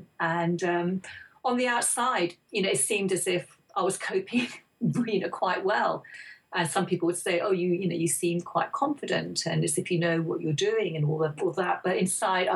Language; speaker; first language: English; native; English